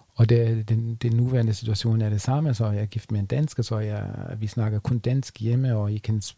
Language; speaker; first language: Danish; non-native, fluent; German